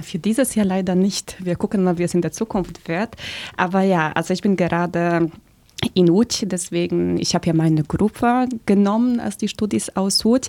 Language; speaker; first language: German; early bilingual, other home language; Polish